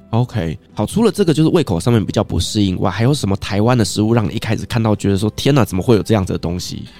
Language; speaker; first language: Chinese; native; Chinese